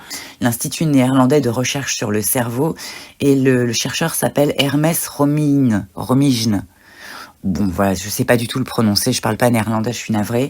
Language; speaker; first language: French; native; French